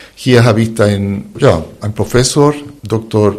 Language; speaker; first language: German; non-native, fluent; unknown